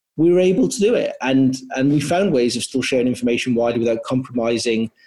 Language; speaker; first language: English; native; English